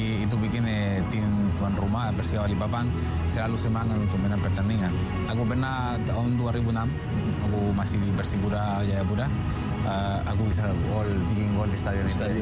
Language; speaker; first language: Indonesian; non-native, fluent; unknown